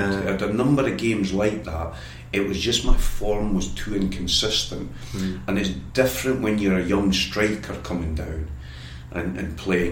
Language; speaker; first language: English; native; English